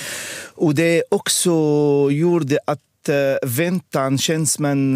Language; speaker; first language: Swedish; non-native, fluent; Arabic